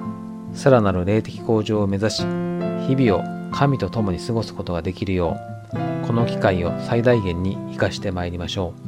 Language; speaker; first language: Japanese; native; Japanese